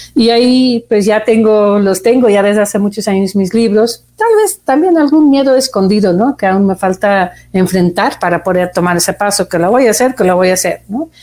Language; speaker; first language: Spanish; non-native, fluent; Dutch